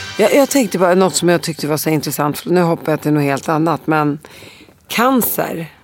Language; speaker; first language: Swedish; early bilingual, other home language; Arabic